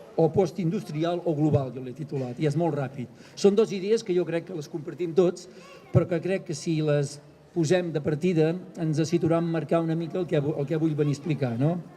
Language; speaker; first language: Catalan; native; Catalan